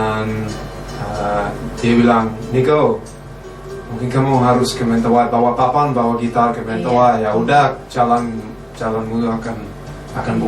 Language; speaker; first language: Indonesian; non-native, fluent; English